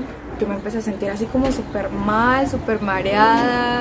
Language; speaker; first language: Spanish; native; Spanish